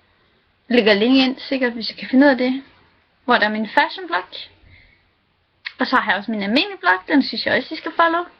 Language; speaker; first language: Danish; native; Danish